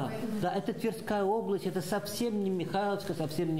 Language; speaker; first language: Russian; early bilingual, heritage; Russian